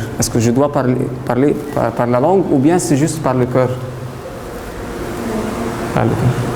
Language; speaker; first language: French; non-native, fluent; Arabic